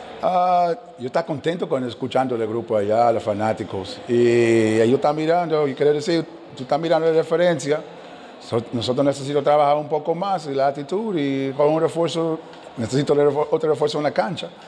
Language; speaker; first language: Spanish; non-native, learner; English